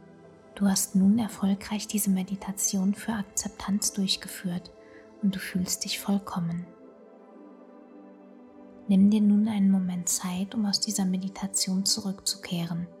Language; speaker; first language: German; native; German